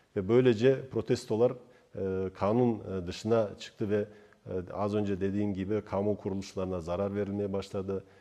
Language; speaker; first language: Turkish; non-native, fluent; Kazakh